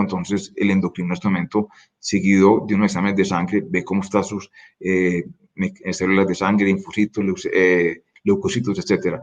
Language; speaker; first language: Spanish; native; Spanish